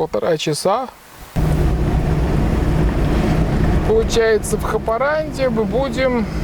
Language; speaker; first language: Russian; native; Russian